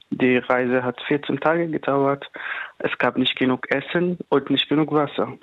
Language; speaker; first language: German; non-native, fluent; Arabic